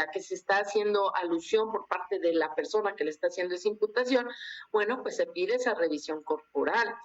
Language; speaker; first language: Spanish; native; Spanish